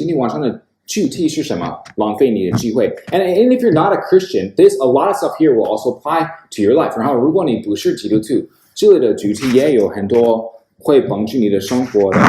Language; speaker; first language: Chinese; non-native, fluent; English